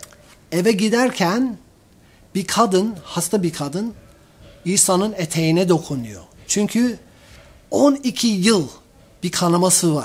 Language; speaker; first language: Turkish; non-native, fluent; English